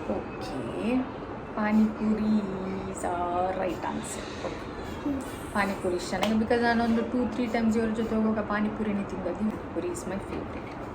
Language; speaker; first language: Kannada; non-native, local second language; Tulu